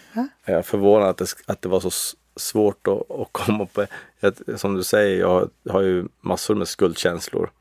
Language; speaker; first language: Swedish; native; Swedish